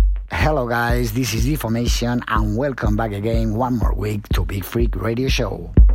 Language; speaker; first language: English; non-native, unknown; Spanish